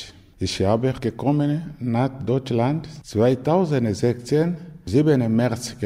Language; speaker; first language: German; non-native, learner; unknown